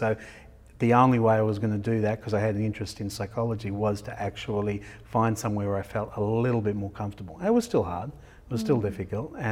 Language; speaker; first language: English; native; English